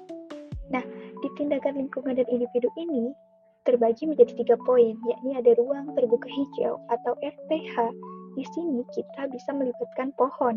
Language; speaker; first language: Indonesian; native; Indonesian